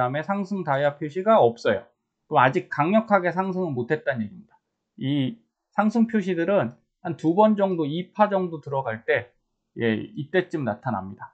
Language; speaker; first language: Korean; native; Korean